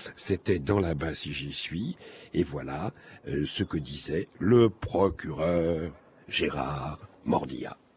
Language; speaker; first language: French; native; French